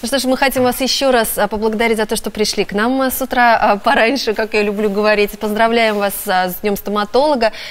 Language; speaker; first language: Russian; native; Russian